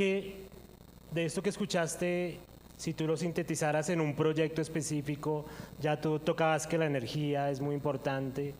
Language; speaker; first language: Spanish; native; Spanish